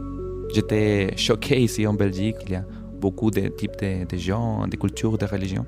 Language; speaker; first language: French; non-native, fluent; Spanish